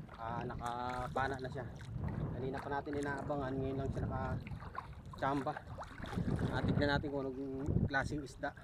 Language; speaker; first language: Filipino; non-native, local second language; Cebuano